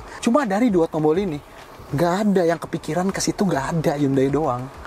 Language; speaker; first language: Indonesian; native; Indonesian